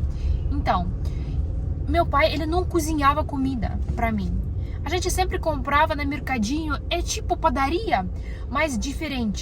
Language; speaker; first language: Portuguese; non-native, learner; Russian